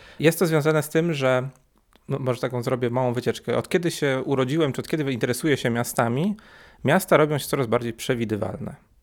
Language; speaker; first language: Polish; native; Polish